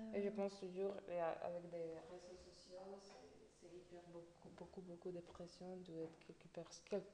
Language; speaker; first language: French; non-native, fluent; Spanish